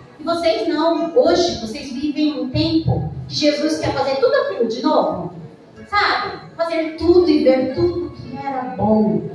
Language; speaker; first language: Portuguese; native; Portuguese